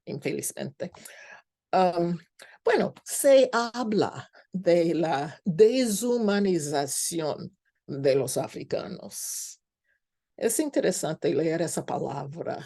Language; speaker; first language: Spanish; non-native, fluent; English